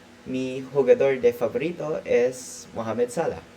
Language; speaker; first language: Spanish; non-native, learner; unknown